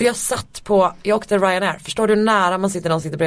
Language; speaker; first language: Swedish; native; Swedish